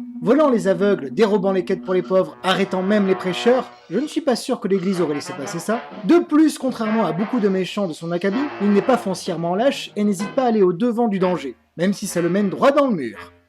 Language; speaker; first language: French; native; French